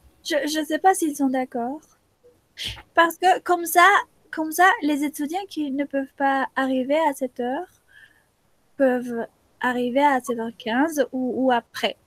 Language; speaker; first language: French; non-native, fluent; Spanish